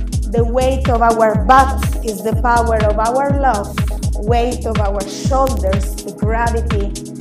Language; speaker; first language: English; non-native, fluent; Italian